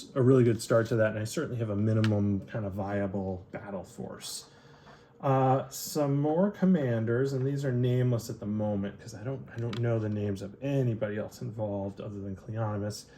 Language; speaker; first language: English; native; English